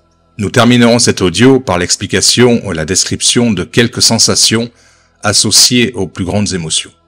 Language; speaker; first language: French; native; French